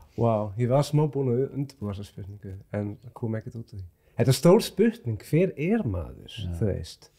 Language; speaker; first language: Icelandic; non-native, fluent; English